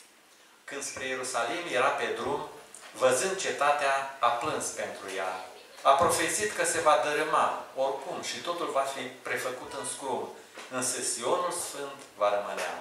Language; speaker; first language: Romanian; native; Romanian